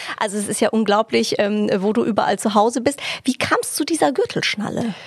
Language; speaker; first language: German; native; German